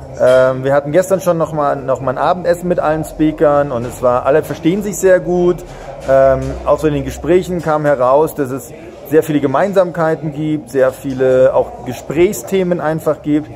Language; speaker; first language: German; native; German